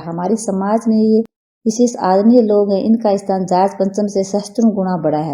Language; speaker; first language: Hindi; native; Hindi